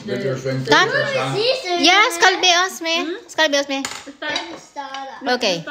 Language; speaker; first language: Danish; non-native, fluent; Filipino